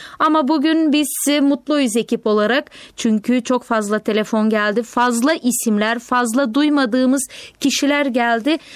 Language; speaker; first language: Turkish; native; Turkish